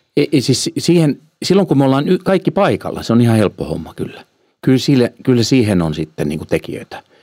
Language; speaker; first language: Finnish; early bilingual, heritage; Finnish